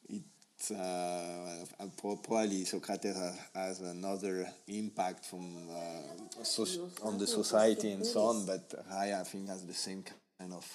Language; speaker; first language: English; non-native, fluent; French